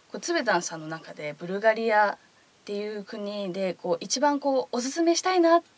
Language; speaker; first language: Japanese; native; Japanese